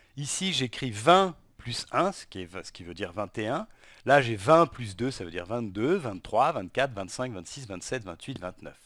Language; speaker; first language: French; native; French